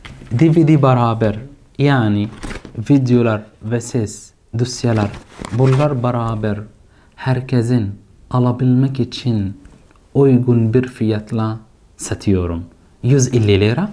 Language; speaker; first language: Turkish; non-native, fluent; Arabic